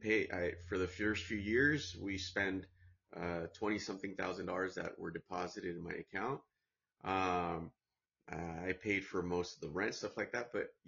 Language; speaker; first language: English; native; English